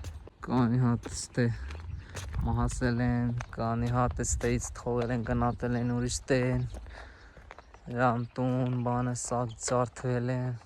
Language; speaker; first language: Armenian; non-native, learner; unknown